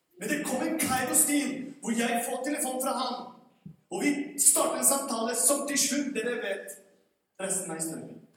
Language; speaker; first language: Norwegian; non-native, fluent; Spanish